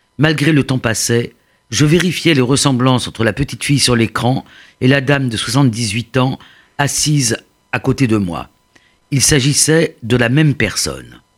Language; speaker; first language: French; native; French